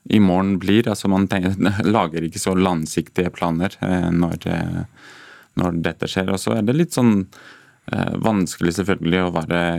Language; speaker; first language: Norwegian; non-native, fluent; Ukrainian